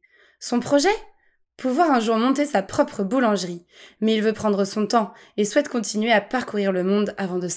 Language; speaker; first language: French; native; French